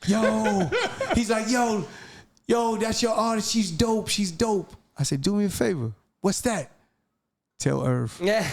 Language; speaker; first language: English; native; English